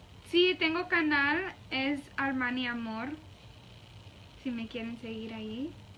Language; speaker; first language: Spanish; early bilingual, heritage; Spanish